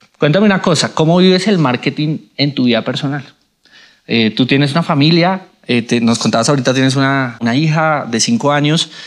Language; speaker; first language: Spanish; native; Spanish